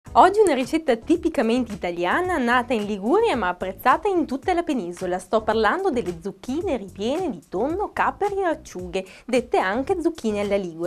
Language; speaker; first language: Italian; native; Italian